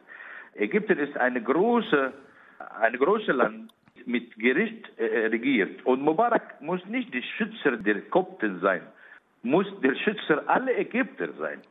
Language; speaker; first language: German; non-native, learner; Arabic